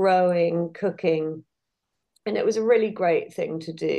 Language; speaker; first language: English; native; English